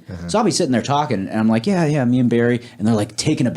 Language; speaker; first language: English; native; English